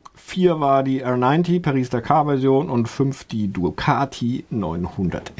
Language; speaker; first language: German; native; German